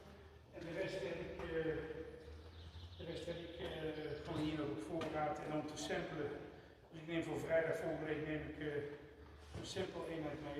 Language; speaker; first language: Dutch; native; Dutch